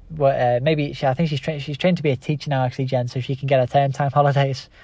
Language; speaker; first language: English; native; English